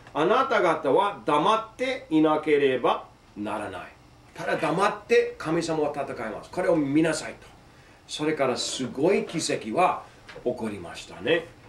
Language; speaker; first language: Japanese; non-native, fluent; English